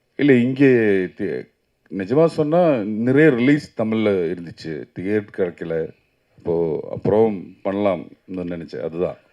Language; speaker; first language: Tamil; non-native, learner; Malayalam